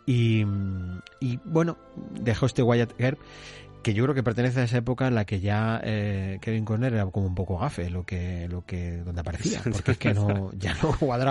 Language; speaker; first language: Spanish; native; Spanish